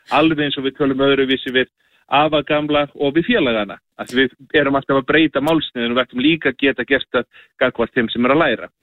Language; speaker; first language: Icelandic; native; Icelandic